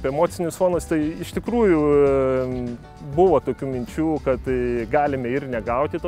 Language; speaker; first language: Lithuanian; native; Lithuanian